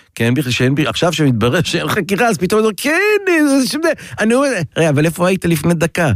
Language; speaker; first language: Hebrew; native; Hebrew